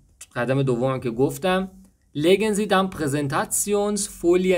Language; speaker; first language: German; non-native, fluent; Persian